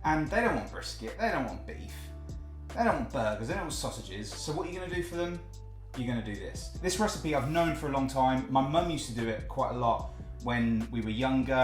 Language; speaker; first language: English; native; English